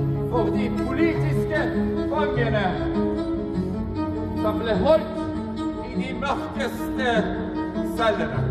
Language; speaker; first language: Norwegian; non-native, fluent; Persian